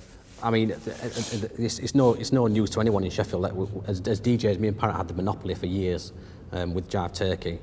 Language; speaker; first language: English; native; English